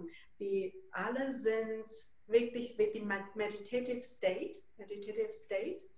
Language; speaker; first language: German; non-native, learner; Chinese